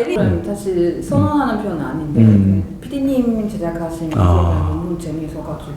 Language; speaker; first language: Korean; non-native, fluent; Chinese